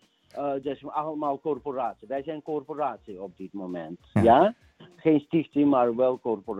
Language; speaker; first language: Dutch; non-native, fluent; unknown